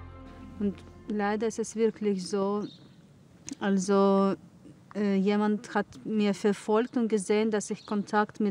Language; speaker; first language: German; non-native, fluent; Chechen